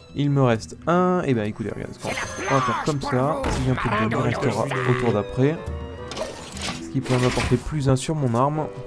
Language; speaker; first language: French; native; French